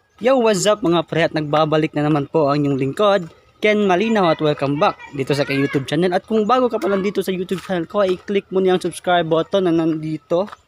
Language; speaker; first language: Filipino; non-native, local second language; Cebuano